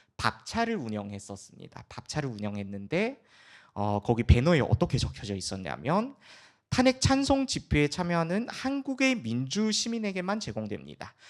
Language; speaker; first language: Korean; early bilingual, heritage; Korean